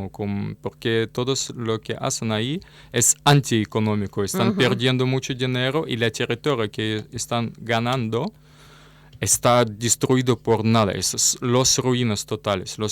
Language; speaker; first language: Spanish; non-native, learner; Russian